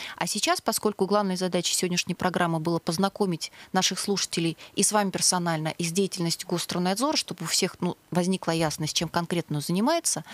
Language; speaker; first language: Russian; native; Russian